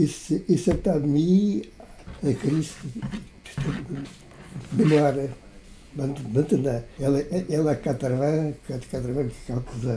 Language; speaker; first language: French; non-native, fluent; Portuguese